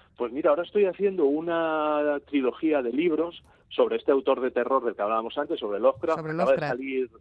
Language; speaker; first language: Spanish; native; Spanish